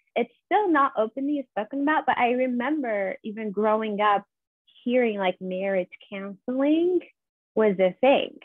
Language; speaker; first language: English; non-native, fluent; Persian